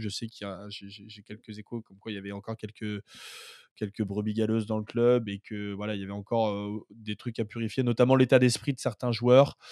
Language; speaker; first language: French; native; French